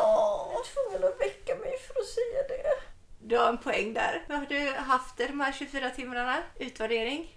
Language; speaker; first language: Swedish; native; Swedish